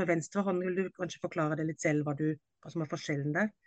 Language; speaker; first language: Norwegian; non-native, fluent; German